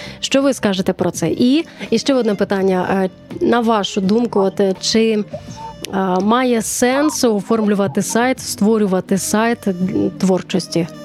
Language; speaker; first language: Ukrainian; native; Ukrainian